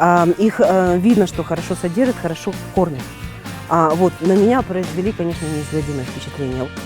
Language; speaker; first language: Russian; native; Russian